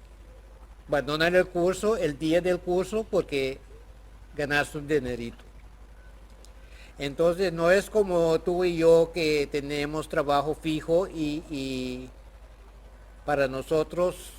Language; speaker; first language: Spanish; non-native, fluent; Papiamento